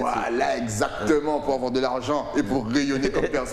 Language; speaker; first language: French; native; French